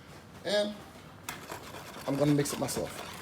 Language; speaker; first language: English; native; English